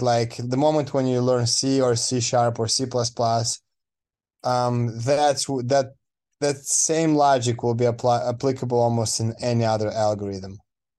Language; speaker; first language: English; non-native, fluent; Romanian